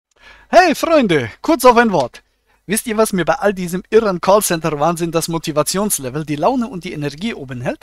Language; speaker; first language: German; native; German